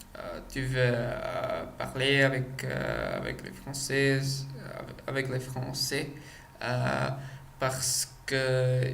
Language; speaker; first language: French; non-native, learner; Czech